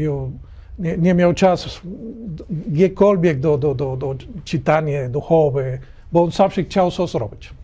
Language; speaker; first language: Polish; non-native, learner; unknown